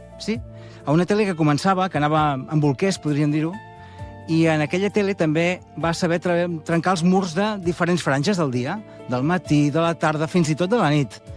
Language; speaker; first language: Catalan; native; Catalan